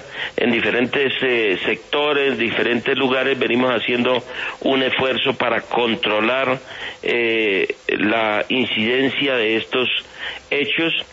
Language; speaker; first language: Spanish; native; Spanish